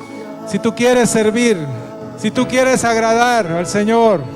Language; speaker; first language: Spanish; native; Spanish